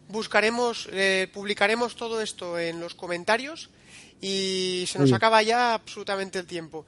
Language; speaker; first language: Spanish; native; Spanish